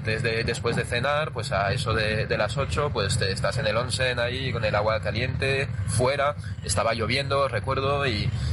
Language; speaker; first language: Spanish; non-native, fluent; French